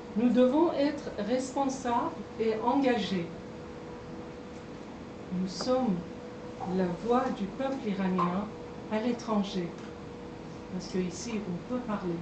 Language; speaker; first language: French; non-native, fluent; Persian